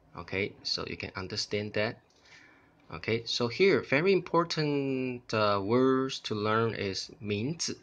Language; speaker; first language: English; non-native, fluent; Chinese